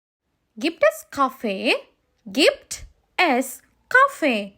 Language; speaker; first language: German; non-native, learner; Sinhala